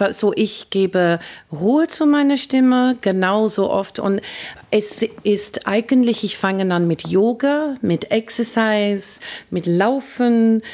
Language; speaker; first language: German; non-native, fluent; English